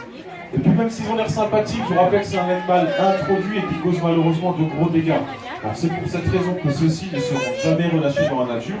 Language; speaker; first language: French; native; French